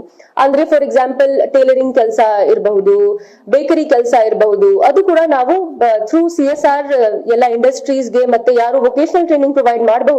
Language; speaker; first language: Kannada; non-native, fluent; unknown